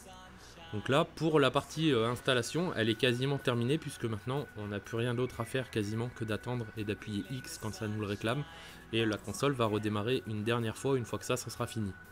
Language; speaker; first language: French; native; French